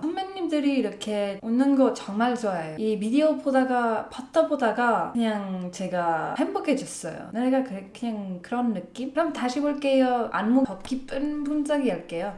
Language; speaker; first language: Korean; non-native, learner; English